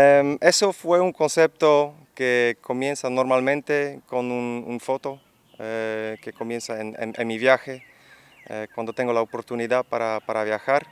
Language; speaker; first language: Spanish; non-native, fluent; Dutch